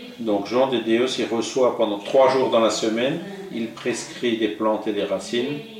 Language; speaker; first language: French; non-native, fluent; Portuguese